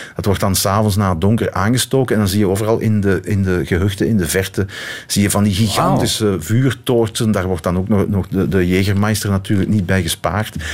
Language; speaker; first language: Dutch; native; Dutch